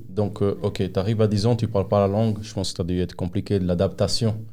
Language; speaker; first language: French; early bilingual, other home language; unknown